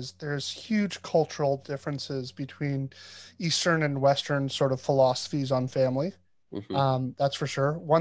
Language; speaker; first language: English; native; English